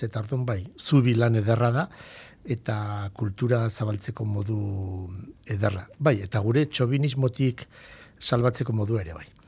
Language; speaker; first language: Basque; non-native, local second language; Spanish